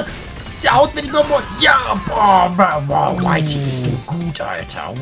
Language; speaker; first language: German; native; German